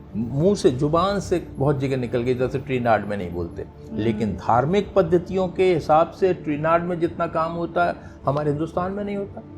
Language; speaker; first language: Hindi; native; Hindi